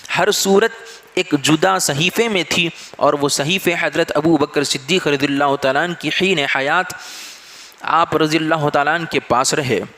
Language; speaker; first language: Urdu; native; Urdu